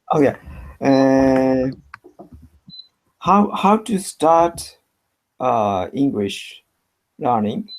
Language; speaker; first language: English; non-native, learner; Japanese